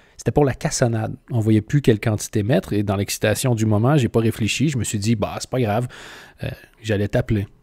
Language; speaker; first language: French; native; French